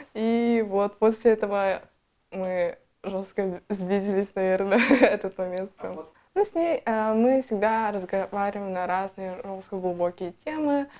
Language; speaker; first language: Russian; native; Russian